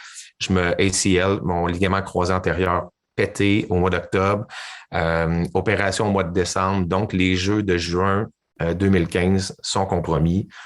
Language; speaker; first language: French; native; French